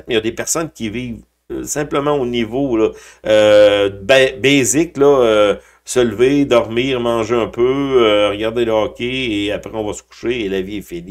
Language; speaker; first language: French; native; French